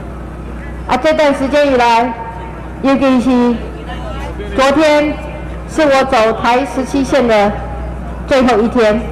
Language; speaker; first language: Chinese; native; Chinese